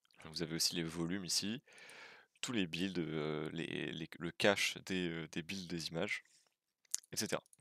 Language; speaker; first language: French; native; French